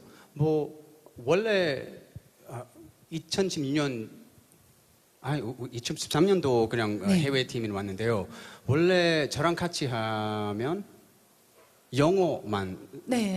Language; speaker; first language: Korean; early bilingual, heritage; English